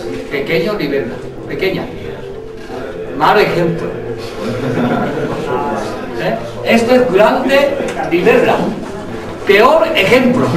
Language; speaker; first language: Spanish; non-native, learner; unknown